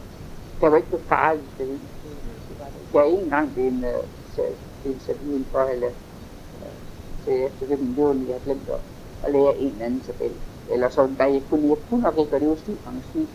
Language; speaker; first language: Danish; native; Danish